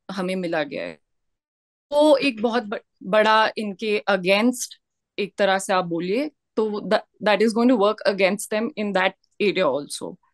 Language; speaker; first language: Hindi; native; Hindi